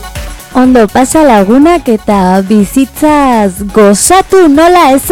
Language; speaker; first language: Basque; non-native, learner; Spanish